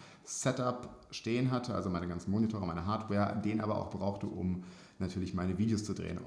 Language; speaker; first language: German; native; German